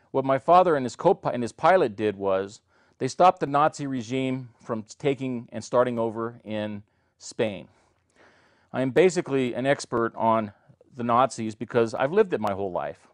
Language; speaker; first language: English; native; English